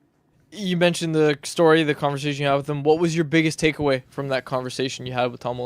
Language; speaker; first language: English; native; English